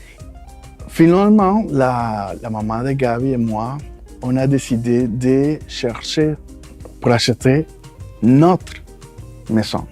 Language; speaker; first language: French; non-native, fluent; Spanish